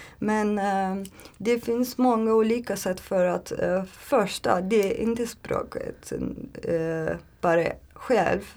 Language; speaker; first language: Swedish; non-native, learner; Turkish